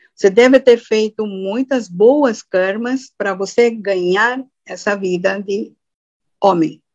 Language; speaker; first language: Portuguese; non-native, fluent; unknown